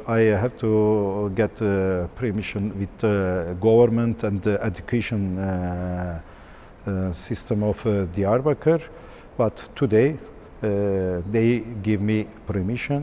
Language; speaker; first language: English; non-native, learner; Turkish